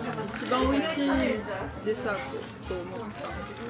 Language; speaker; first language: Japanese; non-native, learner; French